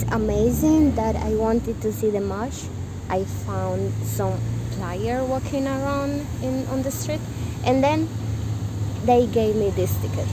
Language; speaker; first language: English; non-native, learner; Spanish